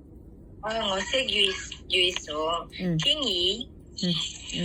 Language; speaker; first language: Cantonese; non-native, learner; Indonesian